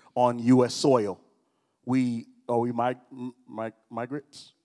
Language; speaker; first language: English; early bilingual, other home language; Spanish